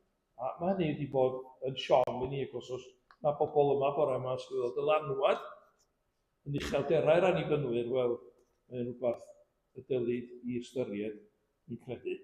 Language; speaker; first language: Welsh; native; Welsh